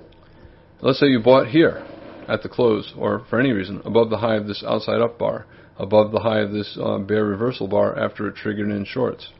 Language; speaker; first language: English; native; English